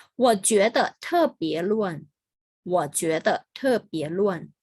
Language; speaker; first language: Chinese; non-native, fluent; Thai